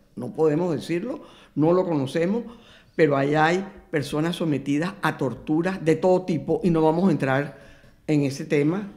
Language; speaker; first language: Spanish; native; Spanish